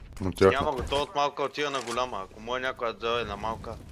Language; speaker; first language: Bulgarian; native; Bulgarian